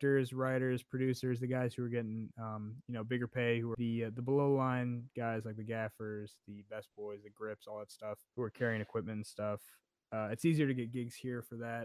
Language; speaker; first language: English; native; English